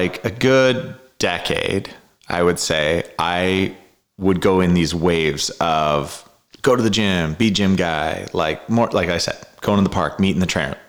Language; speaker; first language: English; native; English